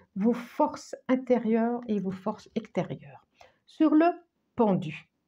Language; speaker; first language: French; native; French